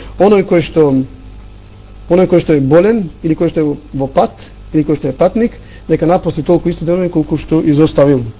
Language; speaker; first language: Macedonian; non-native, local second language; Albanian